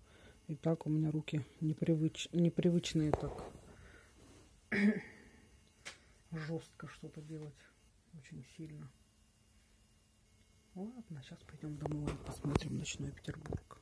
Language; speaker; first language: Russian; native; Russian